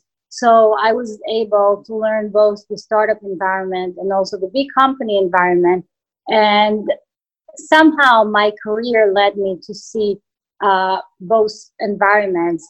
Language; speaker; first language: English; non-native, fluent; Hebrew